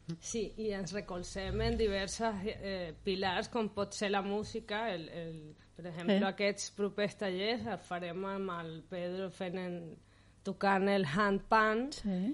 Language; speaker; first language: Catalan; non-native, fluent; Spanish